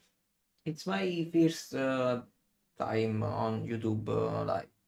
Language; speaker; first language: English; non-native, learner; Italian